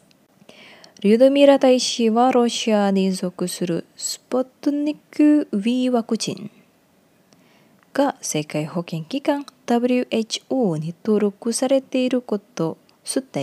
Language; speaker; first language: Japanese; non-native, fluent; Indonesian